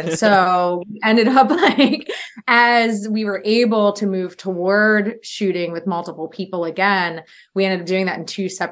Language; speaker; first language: English; native; English